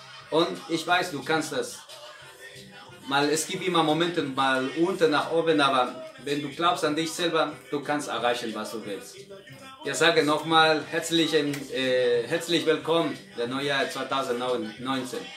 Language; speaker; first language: German; non-native, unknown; Spanish